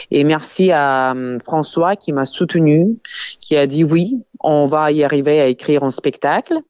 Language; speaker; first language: French; non-native, fluent; Ukrainian